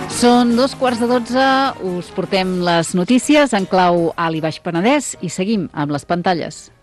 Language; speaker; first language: Catalan; native; Catalan